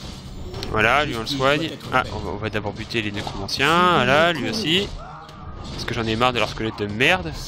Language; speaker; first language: French; native; French